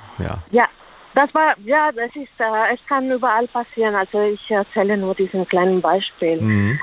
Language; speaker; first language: German; non-native, learner; Spanish